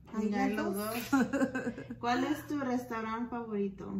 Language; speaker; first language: Spanish; early bilingual, heritage; Spanish